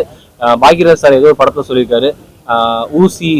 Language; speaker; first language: Tamil; native; Tamil